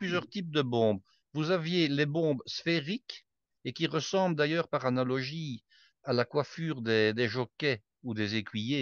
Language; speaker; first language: French; native; French